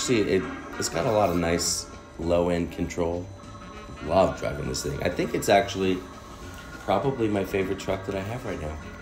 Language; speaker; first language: English; native; English